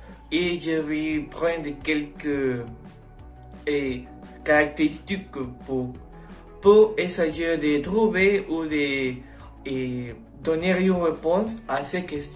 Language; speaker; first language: French; non-native, learner; Spanish